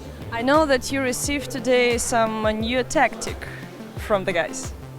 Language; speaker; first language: English; non-native, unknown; Russian